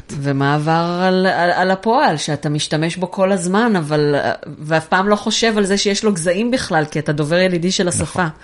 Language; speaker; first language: Hebrew; native; Hebrew